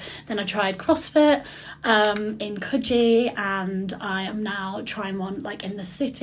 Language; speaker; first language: English; native; English